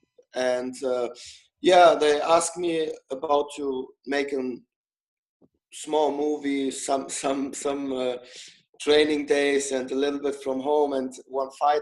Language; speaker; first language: English; non-native, fluent; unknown